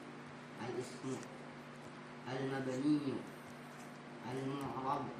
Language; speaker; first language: Arabic; non-native, learner; Indonesian